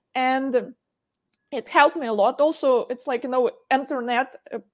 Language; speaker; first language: English; non-native, fluent; Ukrainian